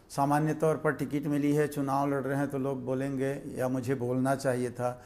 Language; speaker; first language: Hindi; native; Hindi